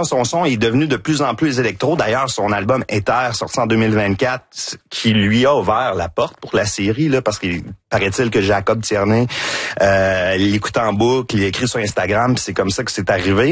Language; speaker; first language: French; native; French